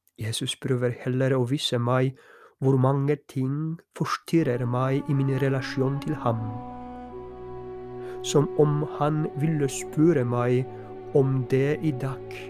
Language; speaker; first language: Norwegian; non-native, fluent; Polish